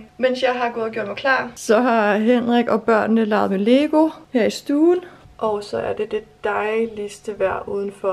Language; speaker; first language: Danish; native; Danish